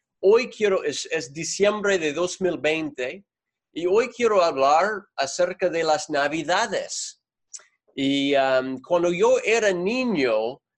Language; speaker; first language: Spanish; non-native, fluent; English